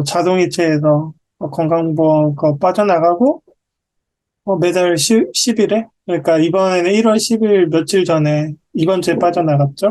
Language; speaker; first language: Korean; native; Korean